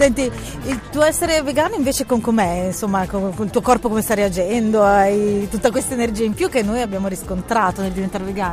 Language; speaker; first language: Italian; native; Italian